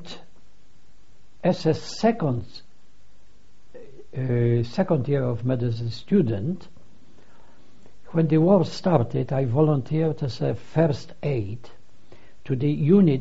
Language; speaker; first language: English; non-native, fluent; Polish